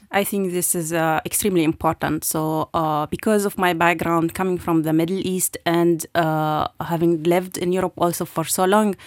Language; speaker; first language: English; non-native, fluent; Arabic